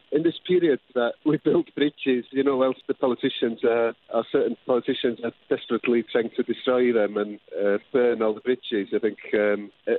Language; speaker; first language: English; non-native, local second language; Welsh